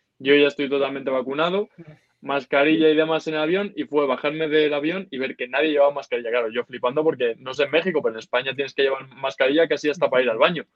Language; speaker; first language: Spanish; native; Spanish